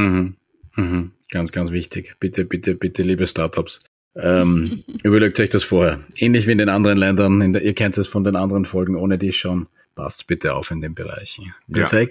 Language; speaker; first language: German; native; German